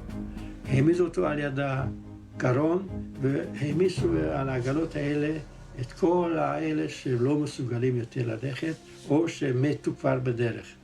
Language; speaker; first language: Hebrew; non-native, fluent; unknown